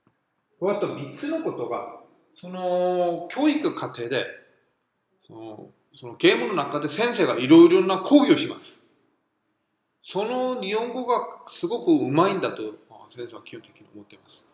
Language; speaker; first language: Japanese; non-native, fluent; Korean